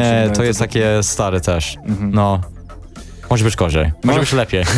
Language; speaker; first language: Polish; non-native, learner; English